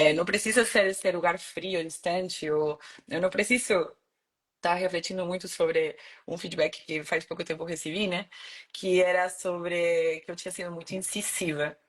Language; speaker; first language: Portuguese; non-native, fluent; Spanish